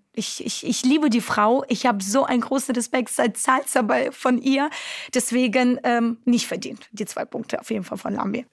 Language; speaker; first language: German; non-native, fluent; Romanian